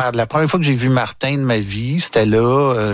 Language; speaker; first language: French; native; French